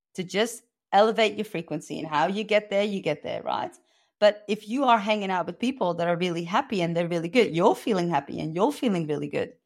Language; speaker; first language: English; non-native, fluent; Dutch